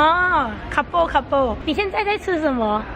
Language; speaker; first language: Chinese; non-native, fluent; Thai